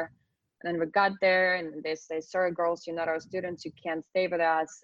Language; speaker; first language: English; non-native, fluent; Russian